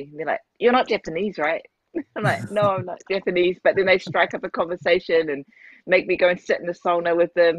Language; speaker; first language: English; native; English